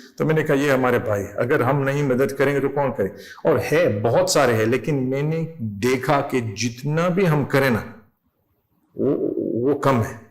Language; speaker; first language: Urdu; non-native, fluent; English